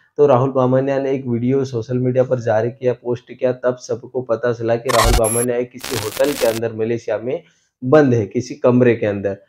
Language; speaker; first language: Hindi; native; Hindi